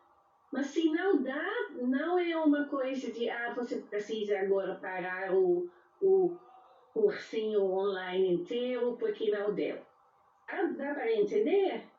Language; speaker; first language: Portuguese; non-native, fluent; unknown